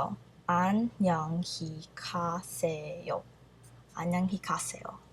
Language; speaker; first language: Korean; early bilingual, heritage; Korean